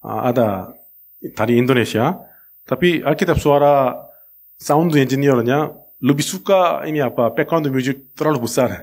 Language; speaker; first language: Indonesian; non-native, learner; Korean